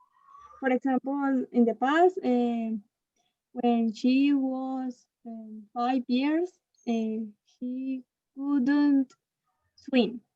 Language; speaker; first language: English; non-native, learner; Spanish